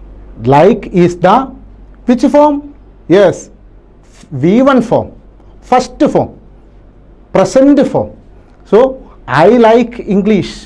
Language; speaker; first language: English; non-native, local second language; Malayalam